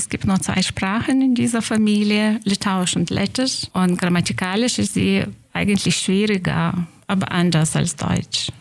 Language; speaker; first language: German; non-native, fluent; Lithuanian